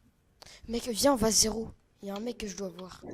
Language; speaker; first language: French; native; French